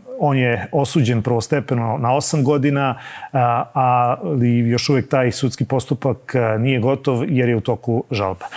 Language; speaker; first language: Bosnian; native; Bosnian